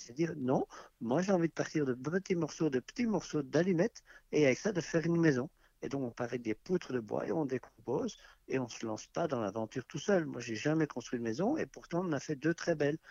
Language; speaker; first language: French; native; French